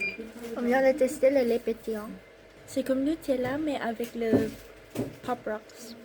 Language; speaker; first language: French; non-native, learner; Indonesian